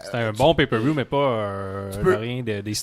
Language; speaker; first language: French; native; French